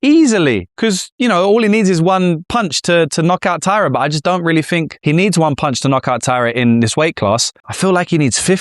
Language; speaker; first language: English; native; English